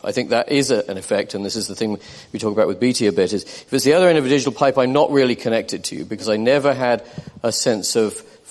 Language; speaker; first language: English; native; English